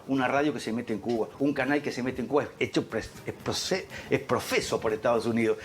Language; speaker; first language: Spanish; native; Spanish